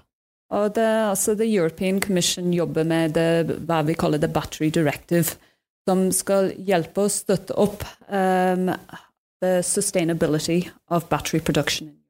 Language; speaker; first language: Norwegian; non-native, fluent; English